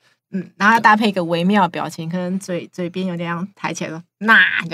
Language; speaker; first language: Chinese; native; Chinese